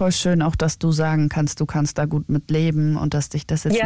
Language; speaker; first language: German; native; German